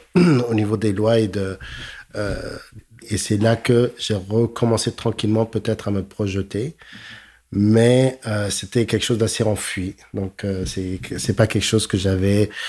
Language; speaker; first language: French; native; French